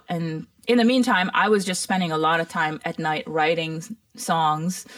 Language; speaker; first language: English; early bilingual, other home language; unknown